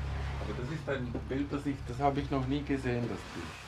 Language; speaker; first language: German; non-native, fluent; Czech